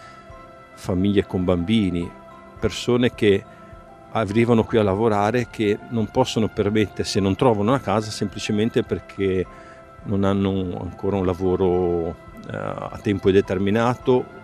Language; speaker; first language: Italian; native; Italian